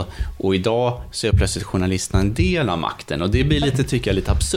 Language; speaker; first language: Swedish; native; Swedish